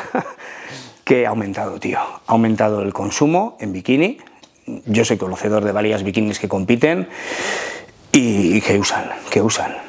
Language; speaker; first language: Spanish; native; Spanish